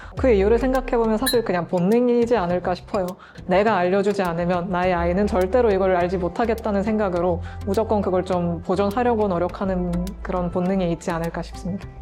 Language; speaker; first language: Korean; early bilingual, heritage; Russian